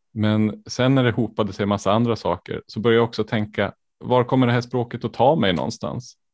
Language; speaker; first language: Swedish; native; Swedish